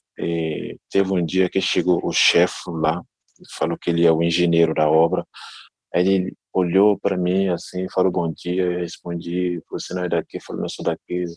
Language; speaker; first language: Portuguese; non-native, fluent; Dyula